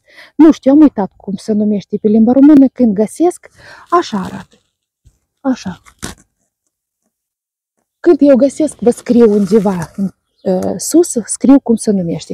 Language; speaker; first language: Romanian; non-native, learner; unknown